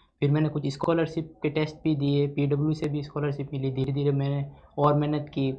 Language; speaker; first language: Hindi; native; Hindi